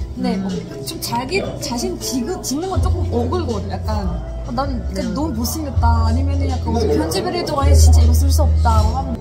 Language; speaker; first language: Korean; non-native, fluent; Turkish